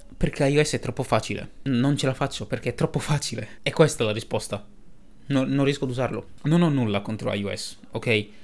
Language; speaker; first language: Italian; early bilingual, other home language; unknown